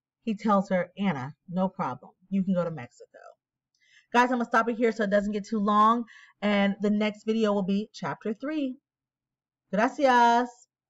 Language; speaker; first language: English; native; English